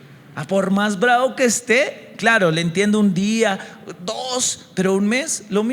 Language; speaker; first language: Spanish; native; Spanish